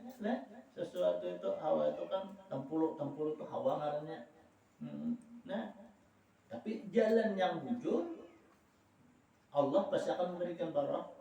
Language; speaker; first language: Indonesian; non-native, local second language; Banjar